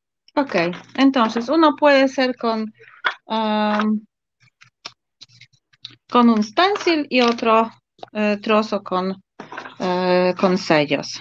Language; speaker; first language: Spanish; non-native, fluent; Polish